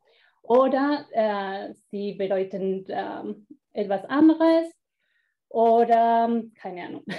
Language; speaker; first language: German; non-native, fluent; Spanish